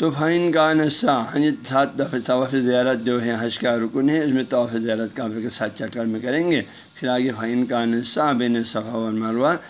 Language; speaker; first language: Urdu; non-native, local second language; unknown